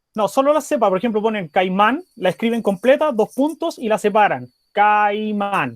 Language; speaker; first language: Spanish; native; Spanish